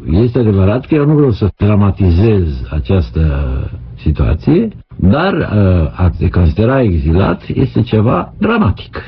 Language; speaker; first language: Romanian; native; Romanian